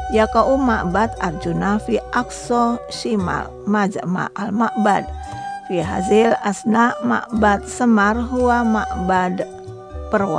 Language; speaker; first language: Arabic; non-native, fluent; Indonesian